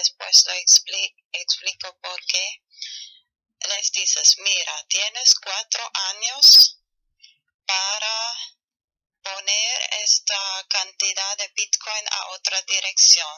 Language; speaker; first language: Spanish; non-native, learner; German